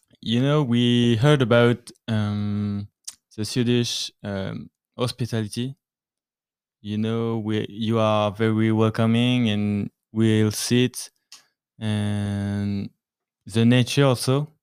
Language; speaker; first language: English; non-native, learner; French